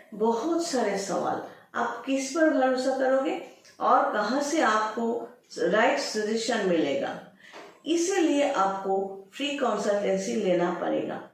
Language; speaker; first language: Hindi; non-native, local second language; Bangla